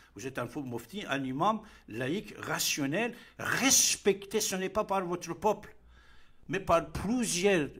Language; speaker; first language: French; non-native, fluent; Persian